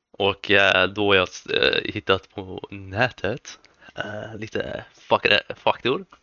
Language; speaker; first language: Swedish; early bilingual, other home language; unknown